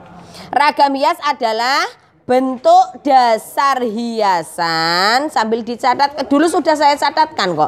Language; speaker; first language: Indonesian; non-native, local second language; Javanese